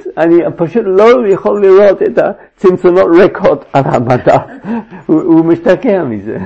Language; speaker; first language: Hebrew; non-native, fluent; English